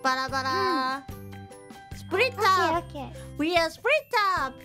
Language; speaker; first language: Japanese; native; Japanese